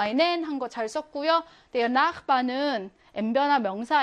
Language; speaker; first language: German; non-native, fluent; Korean